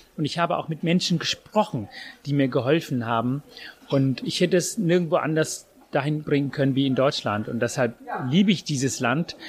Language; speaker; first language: German; non-native, fluent; Tamil